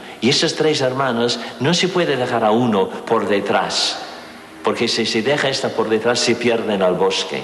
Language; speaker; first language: Spanish; native; Spanish